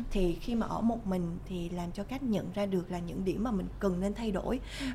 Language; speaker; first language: Vietnamese; early bilingual, heritage; Vietnamese